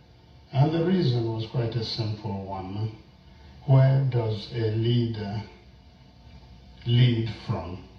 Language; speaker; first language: English; non-native, local second language; Igbo